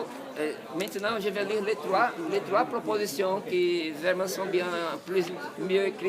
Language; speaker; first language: French; non-native, fluent; Portuguese